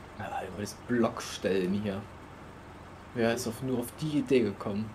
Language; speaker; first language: German; native; German